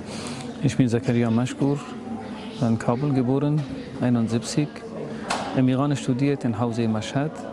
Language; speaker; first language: German; non-native, learner; Persian